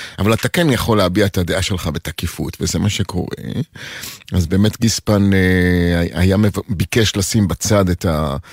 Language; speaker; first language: Hebrew; native; Hebrew